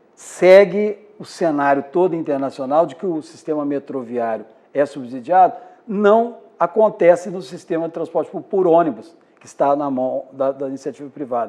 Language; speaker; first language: Portuguese; native; Portuguese